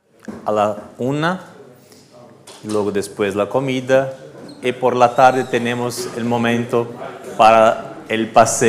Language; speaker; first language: Spanish; non-native, fluent; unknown